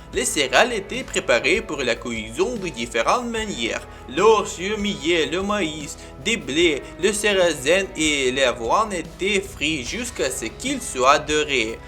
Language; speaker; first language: French; non-native, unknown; Ukrainian